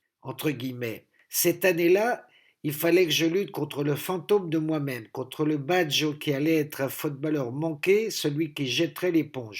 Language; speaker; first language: French; native; French